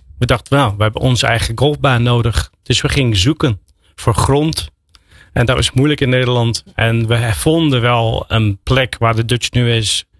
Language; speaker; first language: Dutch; non-native, fluent; English